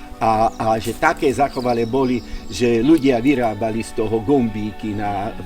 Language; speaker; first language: Slovak; non-native, local second language; Hungarian